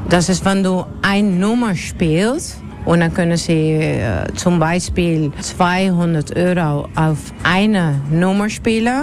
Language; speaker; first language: German; non-native, learner; Dutch